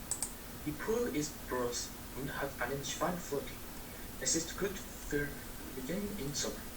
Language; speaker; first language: German; non-native, learner; English